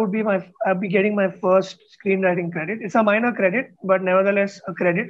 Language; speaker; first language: English; non-native, local second language; Tamil